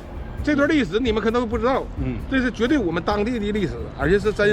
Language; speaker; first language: Chinese; native; Chinese